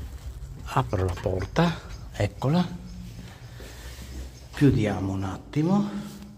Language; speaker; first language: Italian; native; Italian